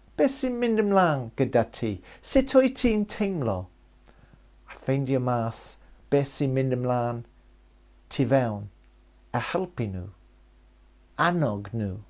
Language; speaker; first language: Welsh; non-native, local second language; English